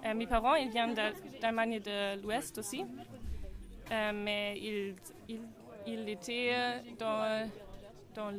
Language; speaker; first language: French; non-native, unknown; German